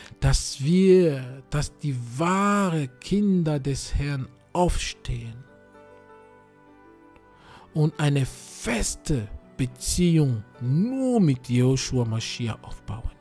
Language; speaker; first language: German; non-native, fluent; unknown